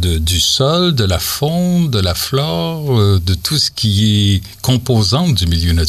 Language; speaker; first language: French; native; French